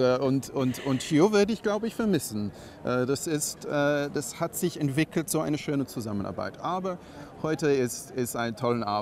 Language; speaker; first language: German; non-native, fluent; English